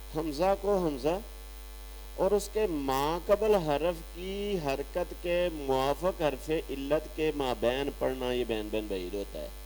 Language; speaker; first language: Urdu; non-native, local second language; Punjabi